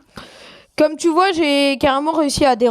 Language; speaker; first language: French; native; French